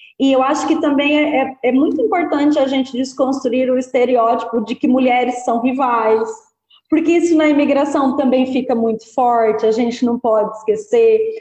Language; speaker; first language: Portuguese; native; Portuguese